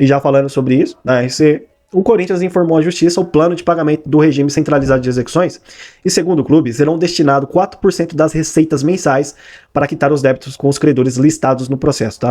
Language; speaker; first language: Portuguese; native; Portuguese